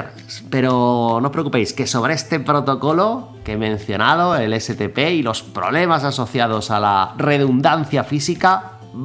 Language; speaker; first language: Spanish; native; Spanish